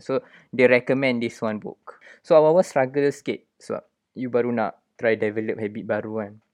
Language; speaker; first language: English; non-native, local second language; Malay